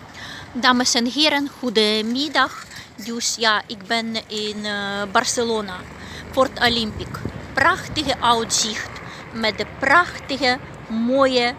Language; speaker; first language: Dutch; non-native, fluent; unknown